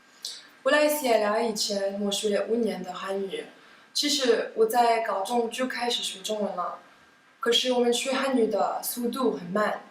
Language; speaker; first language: Chinese; non-native, fluent; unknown